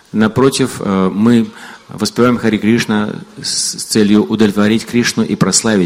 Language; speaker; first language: Russian; native; Russian